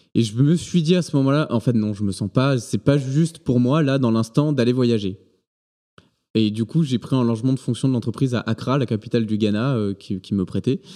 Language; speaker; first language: French; native; French